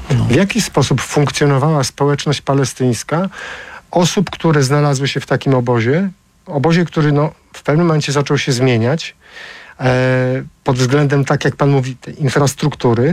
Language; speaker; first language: Polish; native; Polish